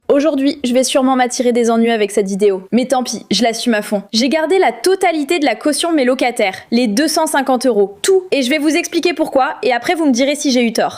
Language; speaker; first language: French; native; French